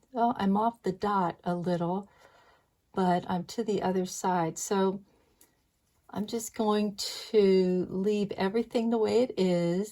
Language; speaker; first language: English; native; English